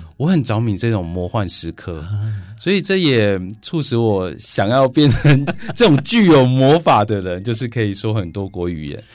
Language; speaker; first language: Chinese; native; Chinese